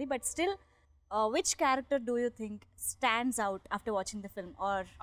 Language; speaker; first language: Telugu; native; Telugu